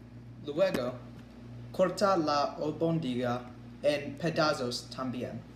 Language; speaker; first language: Spanish; non-native, learner; English